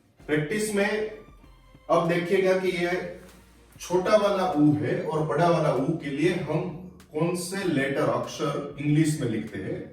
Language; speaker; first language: Hindi; non-native, local second language; Gujarati